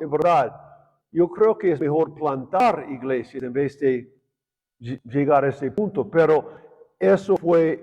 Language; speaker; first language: Spanish; non-native, fluent; English